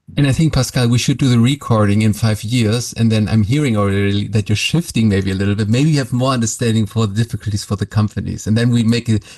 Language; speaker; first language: English; non-native, fluent; French